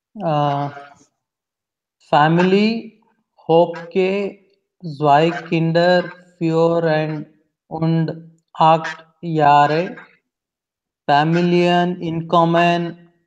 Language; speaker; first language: German; non-native, learner; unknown